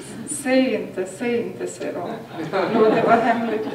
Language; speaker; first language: Swedish; non-native, fluent; Lithuanian